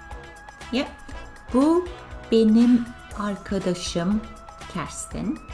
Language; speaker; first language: Turkish; non-native, fluent; English